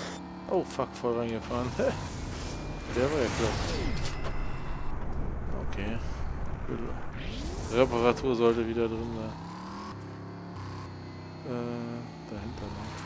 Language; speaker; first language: German; native; German